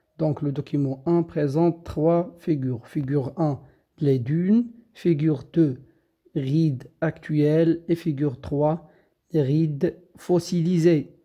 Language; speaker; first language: French; non-native, local second language; Arabic